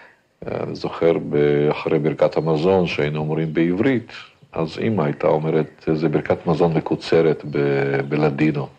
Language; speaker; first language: Hebrew; non-native, fluent; Ladino